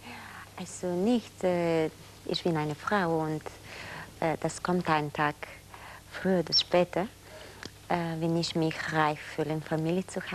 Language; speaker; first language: German; non-native, fluent; Bulgarian